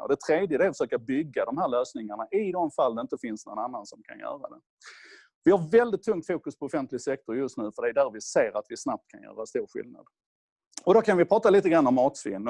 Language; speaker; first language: Swedish; native; Swedish